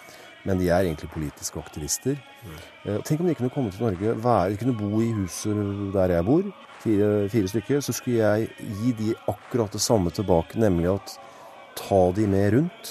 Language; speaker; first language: Norwegian; native; Norwegian